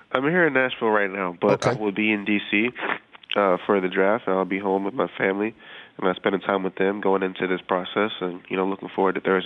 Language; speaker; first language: English; native; English